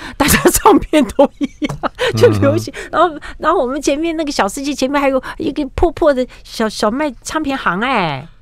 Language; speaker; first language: Chinese; native; Chinese